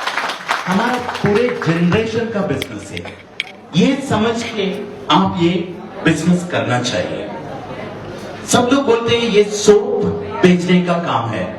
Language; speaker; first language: Hindi; non-native, learner; Nepali